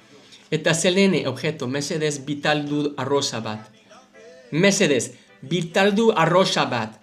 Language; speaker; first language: Basque; non-native, learner; English